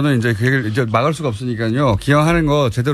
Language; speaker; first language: Korean; native; Korean